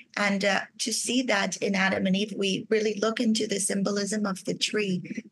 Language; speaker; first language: English; non-native, fluent; Portuguese